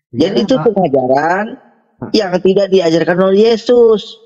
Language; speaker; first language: Indonesian; native; Indonesian